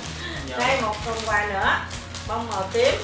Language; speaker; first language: Vietnamese; native; Vietnamese